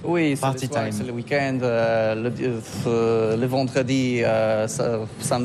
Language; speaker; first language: French; non-native, learner; Polish